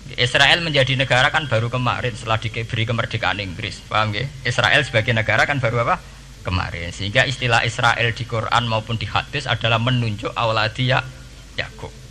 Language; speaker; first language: Indonesian; non-native, local second language; Javanese